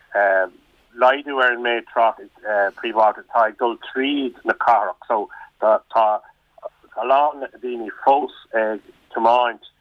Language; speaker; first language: Irish; non-native, local second language; English